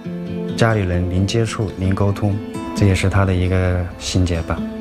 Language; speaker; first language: Chinese; native; Chinese